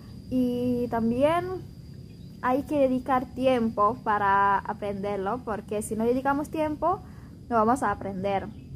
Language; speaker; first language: Spanish; non-native, fluent; Indonesian